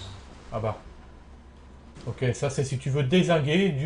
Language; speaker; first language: French; native; French